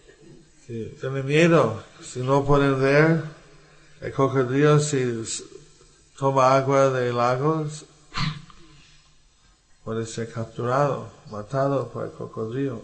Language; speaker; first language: Spanish; non-native, learner; English